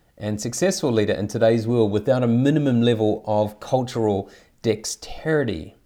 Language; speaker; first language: English; native; English